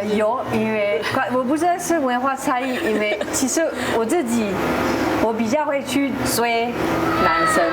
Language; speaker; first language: Chinese; non-native, fluent; French